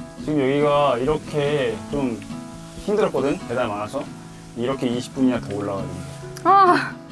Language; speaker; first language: Korean; native; Korean